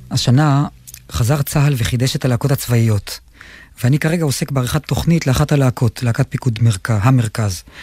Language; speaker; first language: Hebrew; native; Hebrew